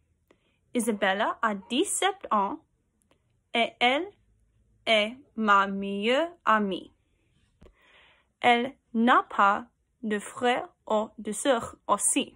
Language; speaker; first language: French; non-native, learner; English